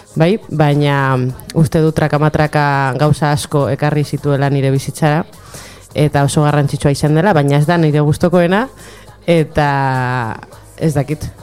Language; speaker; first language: Basque; non-native, local second language; Spanish